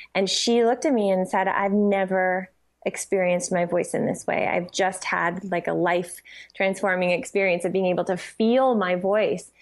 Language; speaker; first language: English; native; English